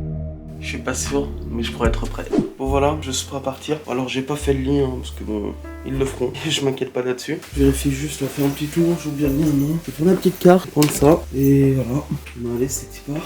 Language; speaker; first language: French; native; French